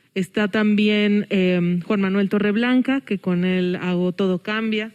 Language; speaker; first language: Spanish; early bilingual, heritage; English